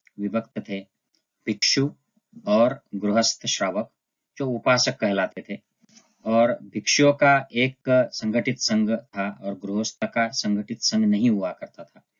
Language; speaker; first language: Hindi; non-native, local second language; Marathi